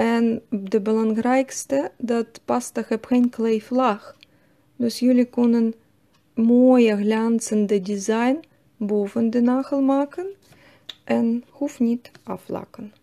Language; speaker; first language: Dutch; non-native, learner; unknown